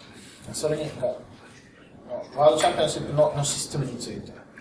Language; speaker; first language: Japanese; non-native, learner; Russian